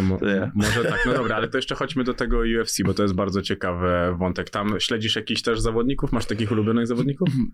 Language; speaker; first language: Polish; native; Polish